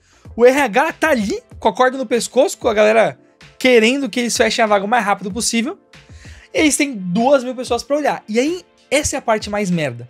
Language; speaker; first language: Portuguese; native; Portuguese